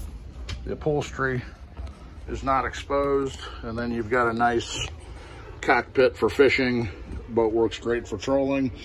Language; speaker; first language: English; native; English